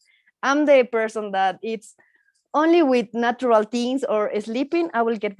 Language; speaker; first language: English; non-native, learner; Spanish